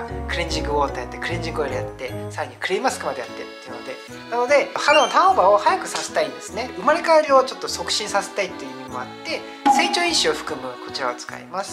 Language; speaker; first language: Japanese; non-native, fluent; Korean